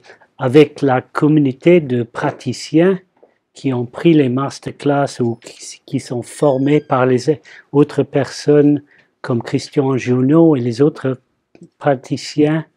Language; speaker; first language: French; non-native, fluent; English